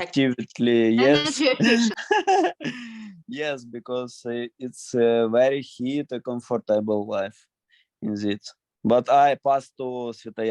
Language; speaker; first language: English; non-native, learner; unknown